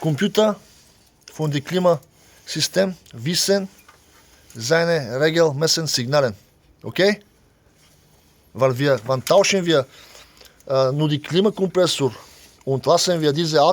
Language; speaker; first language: German; non-native, learner; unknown